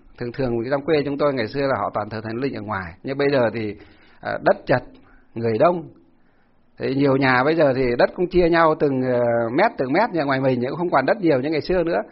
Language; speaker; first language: Vietnamese; non-native, local second language; Muong